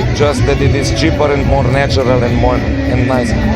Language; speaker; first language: English; non-native, fluent; Slovenian